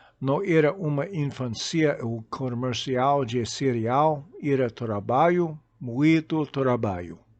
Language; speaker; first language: Portuguese; non-native, fluent; English